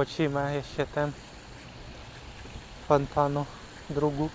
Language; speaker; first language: Polish; non-native, learner; Ukrainian